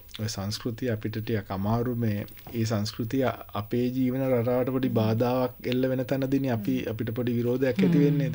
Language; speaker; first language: Sinhala; native; Sinhala